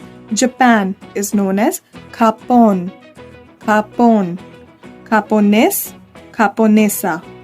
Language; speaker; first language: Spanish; non-native, learner; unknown